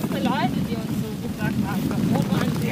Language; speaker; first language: German; non-native, fluent; Russian